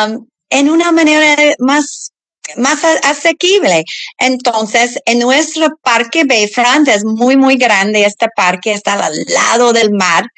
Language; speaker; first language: Spanish; non-native, learner; English